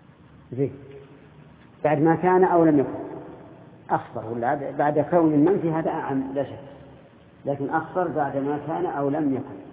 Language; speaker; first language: Arabic; native; Arabic